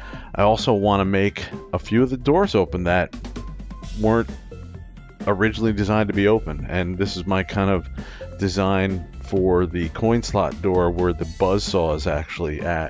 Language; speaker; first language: English; native; English